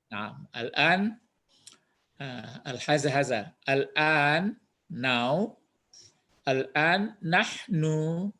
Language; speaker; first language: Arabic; non-native, fluent; Indonesian